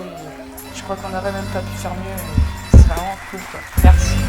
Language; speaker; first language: French; native; French